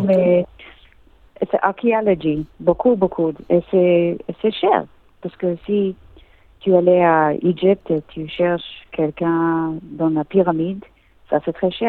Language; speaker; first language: French; non-native, learner; English